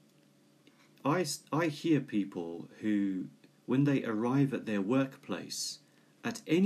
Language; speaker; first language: English; native; English